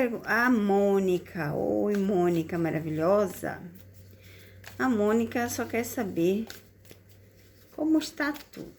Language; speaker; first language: Portuguese; native; Portuguese